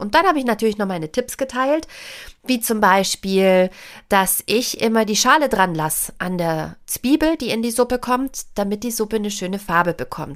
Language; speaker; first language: German; native; German